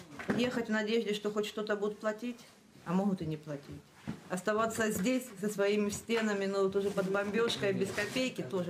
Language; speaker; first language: Russian; native; Russian